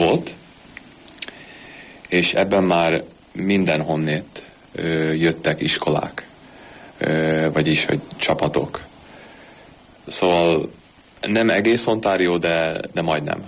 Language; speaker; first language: Hungarian; early bilingual, heritage; Hungarian